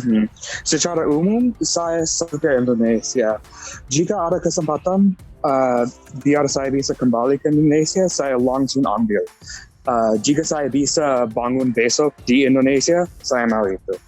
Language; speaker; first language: Indonesian; non-native, fluent; English